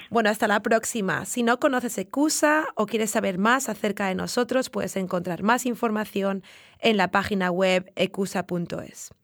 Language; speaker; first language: Spanish; native; Spanish